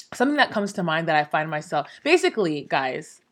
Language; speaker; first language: English; early bilingual, other home language; Yoruba